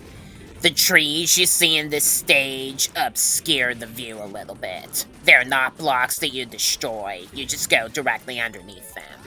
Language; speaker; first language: English; native; English